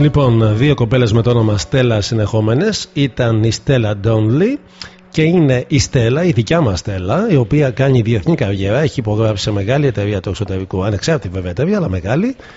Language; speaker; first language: Greek; native; Greek